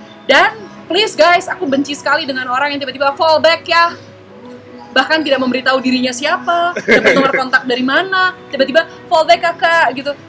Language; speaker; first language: Indonesian; native; Indonesian